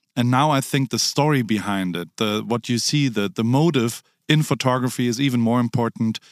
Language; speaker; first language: English; non-native, fluent; German